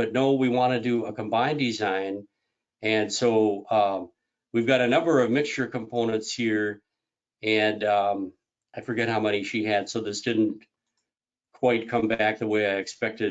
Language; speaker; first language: English; native; English